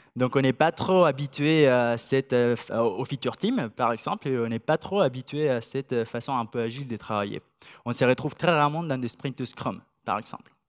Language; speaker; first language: French; non-native, fluent; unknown